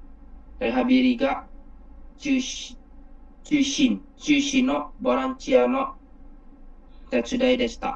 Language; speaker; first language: Japanese; non-native, learner; Indonesian